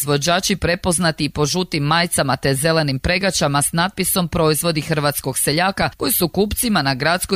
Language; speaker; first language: Serbian; native; Serbian